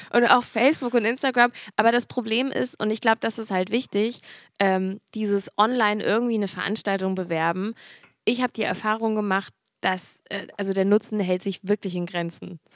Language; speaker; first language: German; native; German